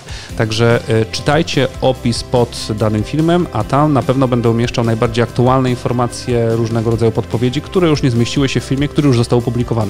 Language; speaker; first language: Polish; native; Polish